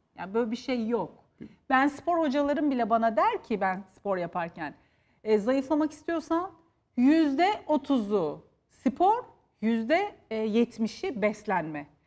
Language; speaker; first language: Turkish; native; Turkish